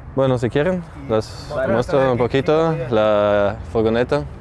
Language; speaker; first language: Spanish; non-native, learner; German